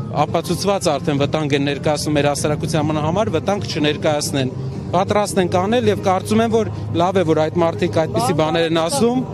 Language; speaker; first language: Armenian; native; Armenian